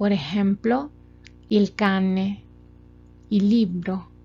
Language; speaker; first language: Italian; non-native, fluent; Spanish